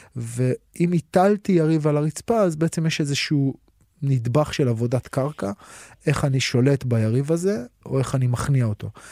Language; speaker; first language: Hebrew; native; Hebrew